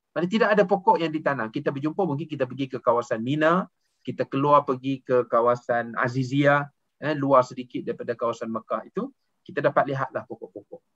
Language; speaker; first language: Malay; native; Malay